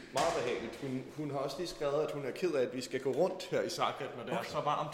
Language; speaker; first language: Danish; native; Danish